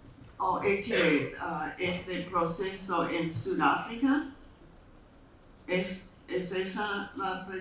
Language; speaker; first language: Spanish; non-native, fluent; English